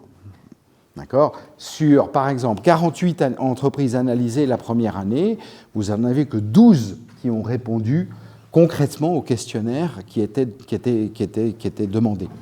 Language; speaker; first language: French; native; French